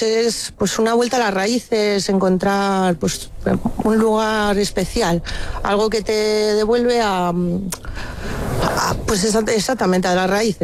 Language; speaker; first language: Spanish; native; Spanish